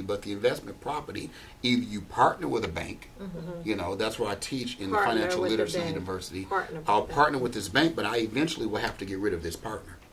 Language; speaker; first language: English; native; English